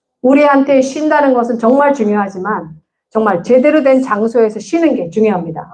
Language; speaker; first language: Korean; native; Korean